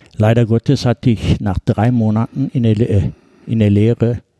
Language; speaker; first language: German; early bilingual, other home language; Turkish